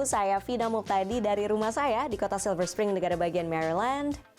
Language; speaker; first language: Indonesian; native; Indonesian